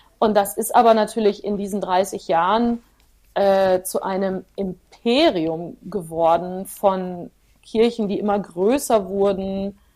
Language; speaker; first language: German; early bilingual, other home language; Plautdietsch